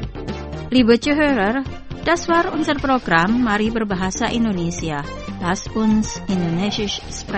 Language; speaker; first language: German; non-native, fluent; Indonesian